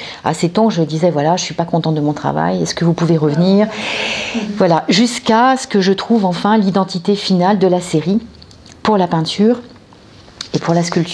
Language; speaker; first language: French; native; French